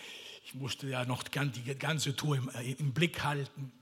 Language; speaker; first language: German; non-native, fluent; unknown